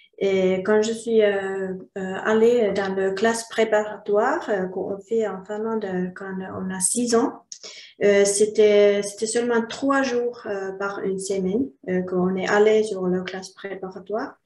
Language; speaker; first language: French; non-native, learner; Finnish